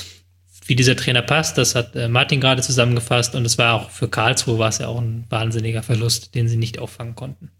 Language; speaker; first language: German; native; German